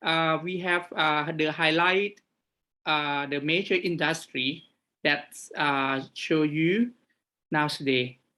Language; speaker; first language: English; non-native, fluent; Thai